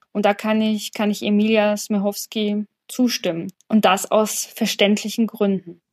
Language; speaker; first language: German; early bilingual, other home language; Polish